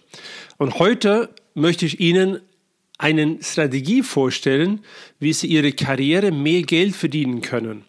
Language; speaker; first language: German; non-native, fluent; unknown